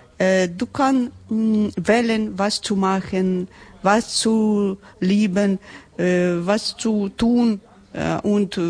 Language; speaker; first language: German; non-native, learner; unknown